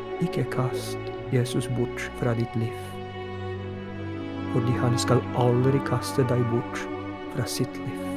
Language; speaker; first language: Norwegian; non-native, fluent; Polish